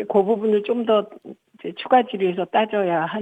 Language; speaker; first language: Korean; native; Korean